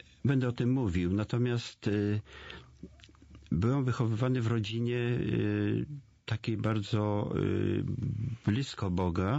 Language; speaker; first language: Polish; native; Polish